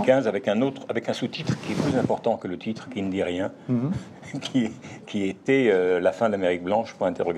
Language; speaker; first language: French; native; French